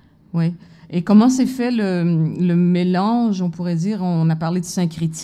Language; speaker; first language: French; native; French